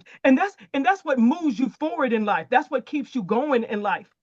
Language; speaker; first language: English; native; English